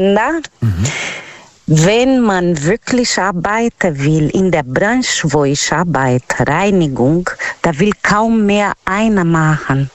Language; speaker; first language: German; non-native, learner; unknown